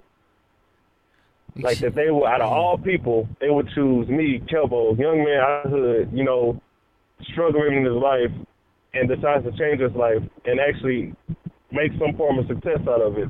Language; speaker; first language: English; native; English